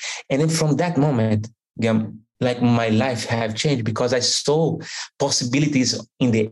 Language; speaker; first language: English; non-native, fluent; Portuguese